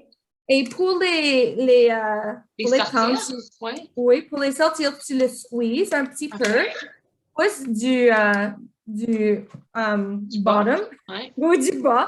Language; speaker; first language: French; non-native, local second language; English